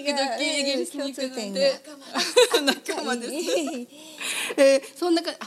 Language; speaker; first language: Japanese; native; Japanese